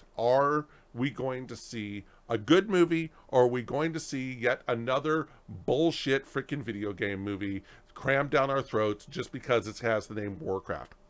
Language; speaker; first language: English; native; English